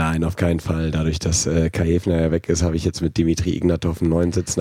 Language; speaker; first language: German; native; German